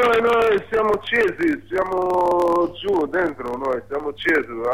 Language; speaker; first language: Italian; non-native, learner; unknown